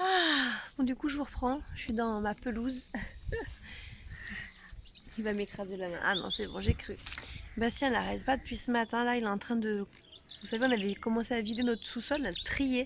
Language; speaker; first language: French; native; French